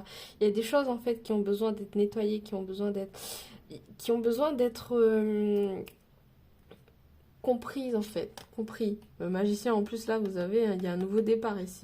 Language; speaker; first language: French; native; French